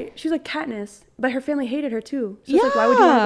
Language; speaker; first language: English; native; English